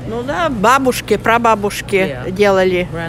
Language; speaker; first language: Russian; non-native, local second language; Ukrainian